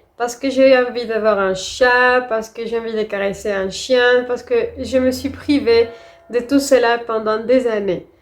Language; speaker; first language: French; non-native, fluent; Spanish